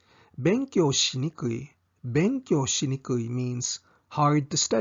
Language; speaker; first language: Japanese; non-native, fluent; English